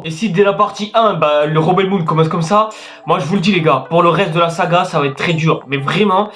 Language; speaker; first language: French; native; French